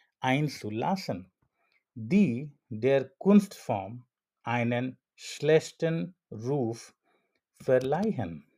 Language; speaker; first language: German; non-native, learner; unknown